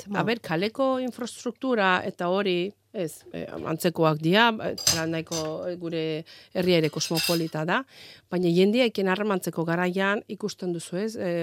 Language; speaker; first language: Basque; non-native, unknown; Azerbaijani